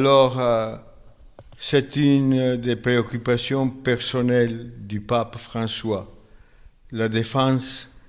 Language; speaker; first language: French; non-native, fluent; Italian